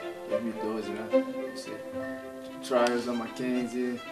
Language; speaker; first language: English; non-native, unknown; Portuguese